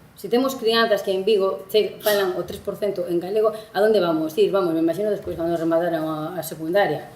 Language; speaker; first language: Galician; non-native, local second language; Spanish